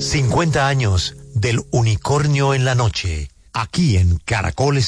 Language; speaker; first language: Spanish; native; Spanish